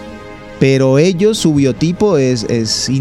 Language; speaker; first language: Spanish; native; Spanish